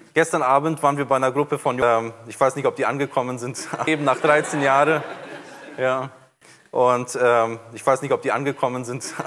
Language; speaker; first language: German; non-native, fluent; Portuguese